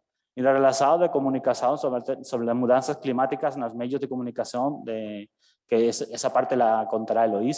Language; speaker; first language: Spanish; native; Spanish